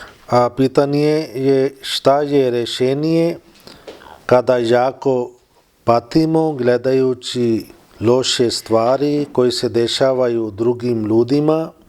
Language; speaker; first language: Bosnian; non-native, learner; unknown